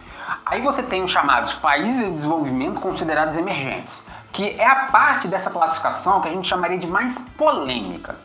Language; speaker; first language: Portuguese; native; Portuguese